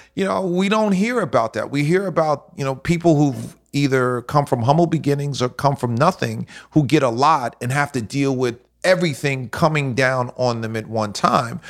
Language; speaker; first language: English; native; English